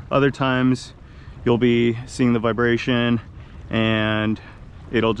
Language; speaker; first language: English; native; English